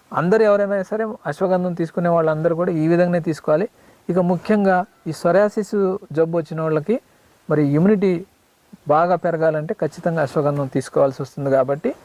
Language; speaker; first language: Telugu; non-native, local second language; Koya